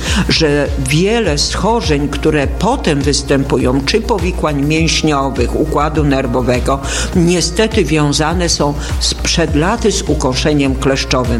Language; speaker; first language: Polish; native; Polish